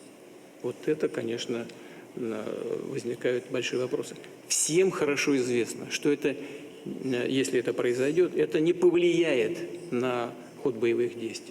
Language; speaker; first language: Russian; native; Russian